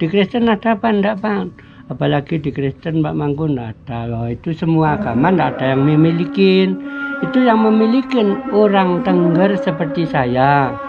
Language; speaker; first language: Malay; non-native, local second language; Javanese